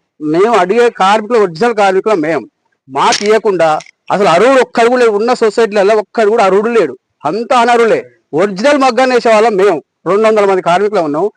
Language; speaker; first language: Telugu; native; Telugu